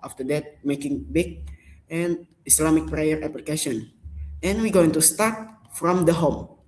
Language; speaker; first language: English; non-native, learner; Indonesian